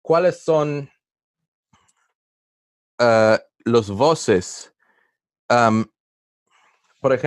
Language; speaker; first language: Spanish; non-native, learner; English